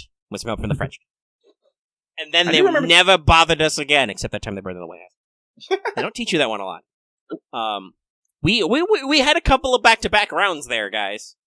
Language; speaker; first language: English; native; English